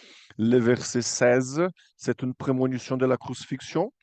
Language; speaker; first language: French; non-native, fluent; Portuguese